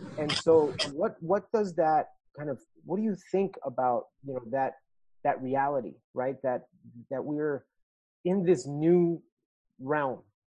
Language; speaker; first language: English; early bilingual, other home language; Spanish